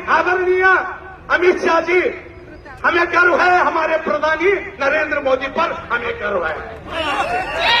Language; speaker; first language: Hindi; non-native, local second language; Kannada